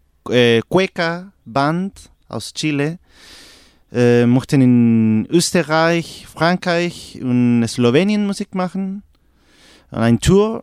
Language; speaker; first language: German; non-native, learner; Spanish